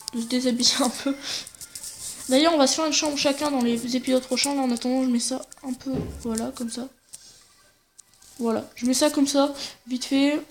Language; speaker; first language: French; native; French